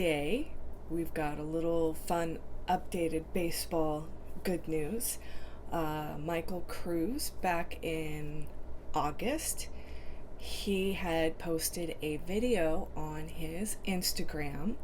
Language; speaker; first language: English; native; English